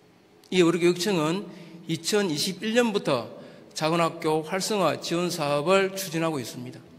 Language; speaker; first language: Korean; native; Korean